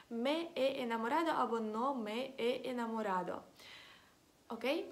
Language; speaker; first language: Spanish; non-native, fluent; Ukrainian